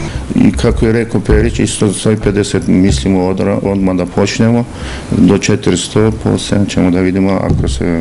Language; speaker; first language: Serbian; non-native, learner; Turkish